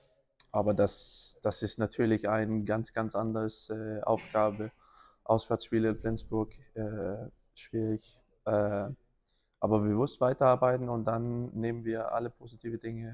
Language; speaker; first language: German; non-native, learner; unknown